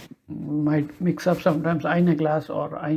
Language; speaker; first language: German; non-native, learner; Tamil